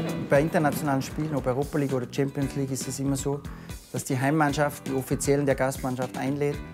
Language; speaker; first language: German; native; German